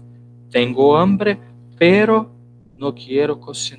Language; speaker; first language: Spanish; non-native, fluent; Portuguese